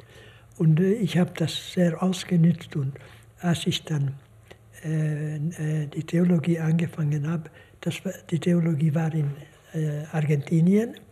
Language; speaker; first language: German; non-native, fluent; Hungarian